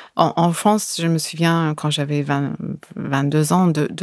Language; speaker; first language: French; non-native, fluent; English